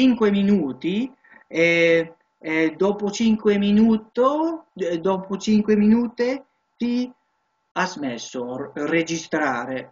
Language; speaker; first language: Italian; non-native, learner; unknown